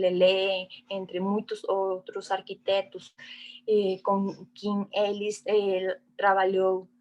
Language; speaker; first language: Portuguese; non-native, fluent; Spanish